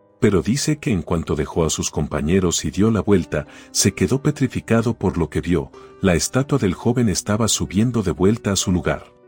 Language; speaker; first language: Spanish; native; Spanish